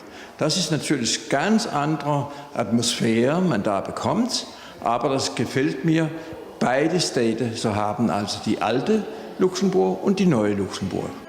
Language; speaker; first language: German; non-native, fluent; Danish